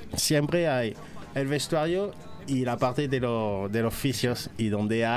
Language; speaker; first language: Spanish; non-native, fluent; French